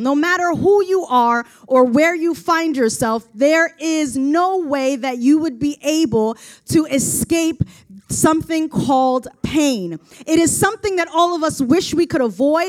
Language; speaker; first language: English; native; English